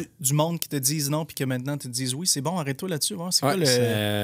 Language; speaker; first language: French; native; French